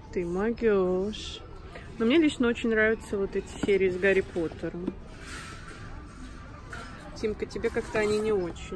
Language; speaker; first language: Russian; native; Russian